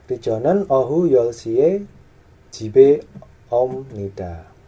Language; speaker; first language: Korean; non-native, fluent; Indonesian